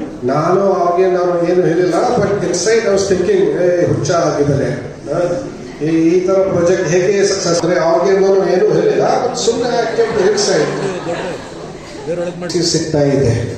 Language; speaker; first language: Kannada; non-native, learner; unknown